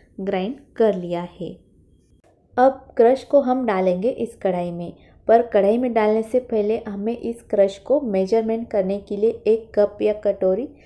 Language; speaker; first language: Hindi; non-native, local second language; Marathi